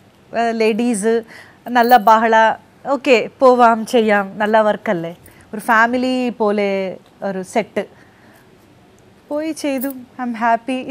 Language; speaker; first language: Malayalam; non-native, fluent; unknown